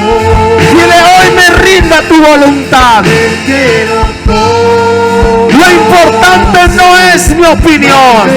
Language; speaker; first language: Spanish; native; Spanish